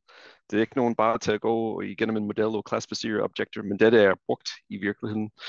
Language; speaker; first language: Danish; non-native, fluent; English